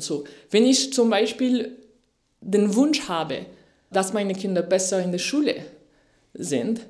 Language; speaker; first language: German; non-native, fluent; French